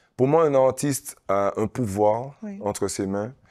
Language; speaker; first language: French; native; French